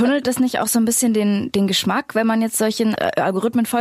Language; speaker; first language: German; native; German